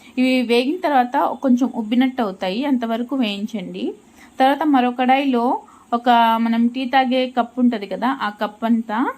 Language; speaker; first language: Telugu; non-native, local second language; Urdu